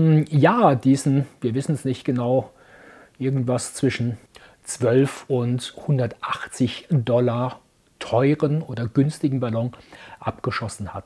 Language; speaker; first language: German; native; German